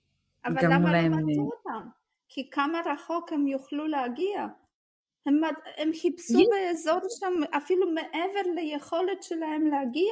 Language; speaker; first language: Hebrew; non-native, fluent; Russian